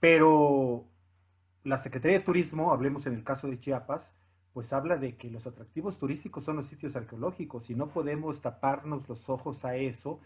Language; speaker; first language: Spanish; native; Spanish